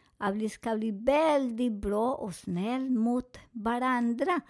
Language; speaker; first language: Swedish; non-native, fluent; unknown